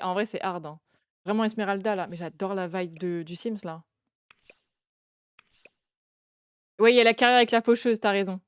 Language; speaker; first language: French; native; French